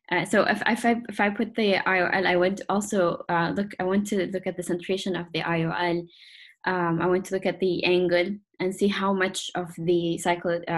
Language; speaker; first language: English; non-native, fluent; Arabic